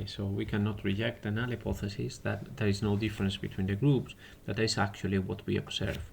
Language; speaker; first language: English; non-native, fluent; Spanish